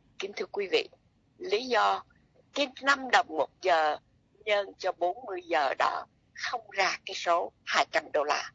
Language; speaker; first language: Vietnamese; native; Vietnamese